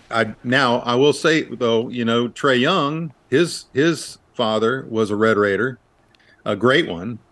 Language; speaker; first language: English; native; English